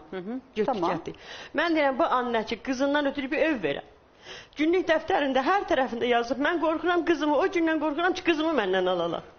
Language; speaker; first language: Turkish; non-native, learner; Persian